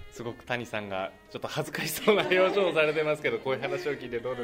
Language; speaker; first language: Japanese; native; Japanese